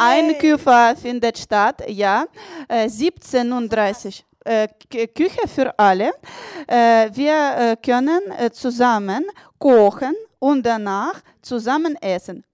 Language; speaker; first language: German; non-native, learner; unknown